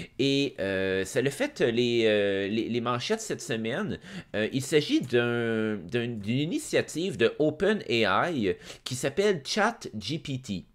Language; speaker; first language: French; native; French